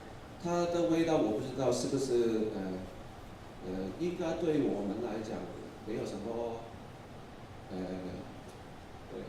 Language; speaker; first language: Chinese; non-native, local second language; Cantonese